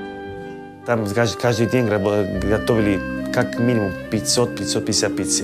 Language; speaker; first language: Russian; non-native, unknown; Italian